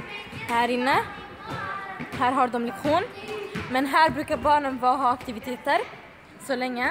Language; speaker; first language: Swedish; early bilingual, other home language; Arabic